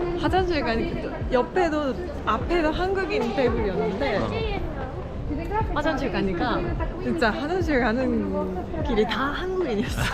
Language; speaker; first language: Korean; non-native, fluent; Japanese